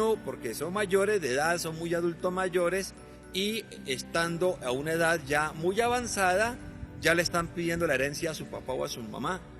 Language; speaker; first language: Spanish; native; Spanish